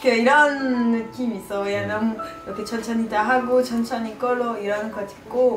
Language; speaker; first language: Korean; non-native, fluent; French